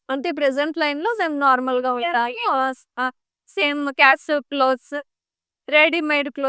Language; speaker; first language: Telugu; non-native, learner; Kannada